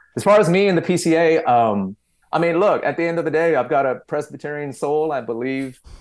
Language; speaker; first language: English; native; English